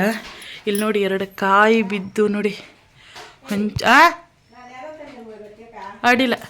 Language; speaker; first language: Kannada; native; Kannada